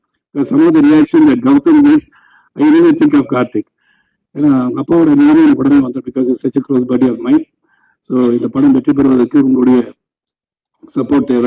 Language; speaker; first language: Tamil; native; Tamil